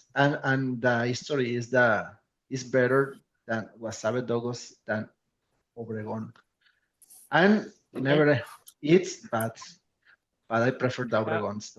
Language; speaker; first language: English; non-native, learner; Spanish